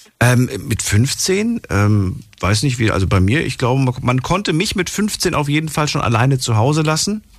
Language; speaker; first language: German; native; German